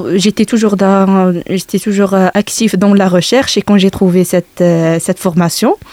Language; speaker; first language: French; non-native, local second language; Arabic